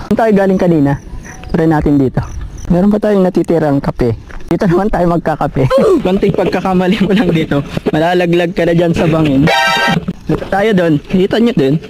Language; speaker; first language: Filipino; non-native, local second language; Iloko